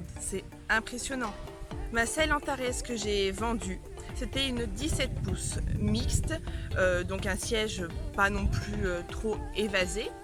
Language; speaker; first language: French; native; French